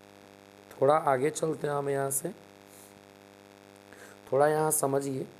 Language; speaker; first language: Hindi; native; Hindi